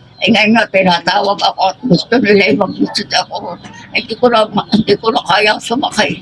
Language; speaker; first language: Filipino; native; Filipino